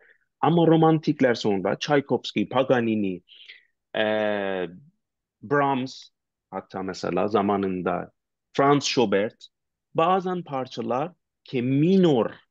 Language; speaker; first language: Turkish; non-native, learner; Persian